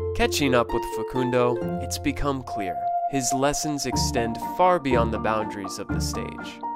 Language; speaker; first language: English; native; English